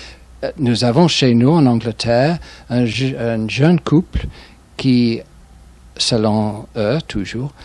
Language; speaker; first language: French; non-native, fluent; English